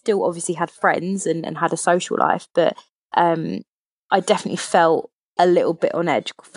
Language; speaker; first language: English; native; English